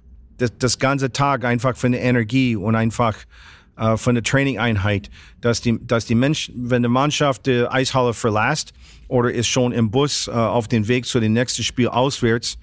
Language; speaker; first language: German; non-native, fluent; English